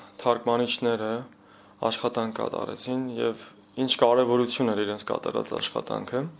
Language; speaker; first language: Armenian; native; Armenian